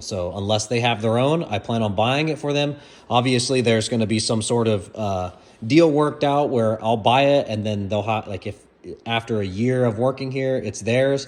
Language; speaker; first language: English; native; English